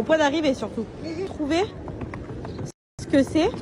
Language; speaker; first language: French; native; French